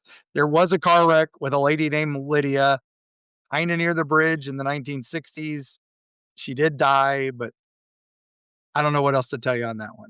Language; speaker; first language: English; native; English